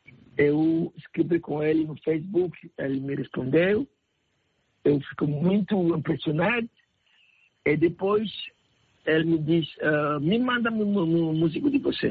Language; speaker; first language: Portuguese; non-native, learner; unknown